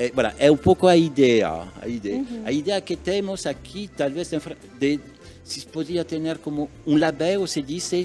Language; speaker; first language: Portuguese; non-native, learner; French